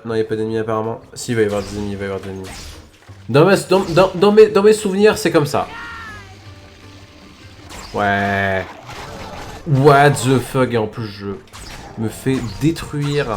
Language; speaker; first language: French; native; French